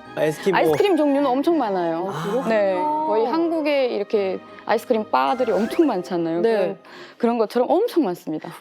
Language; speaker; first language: Korean; native; Korean